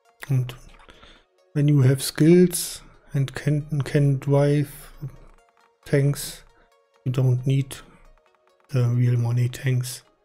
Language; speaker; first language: English; non-native, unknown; German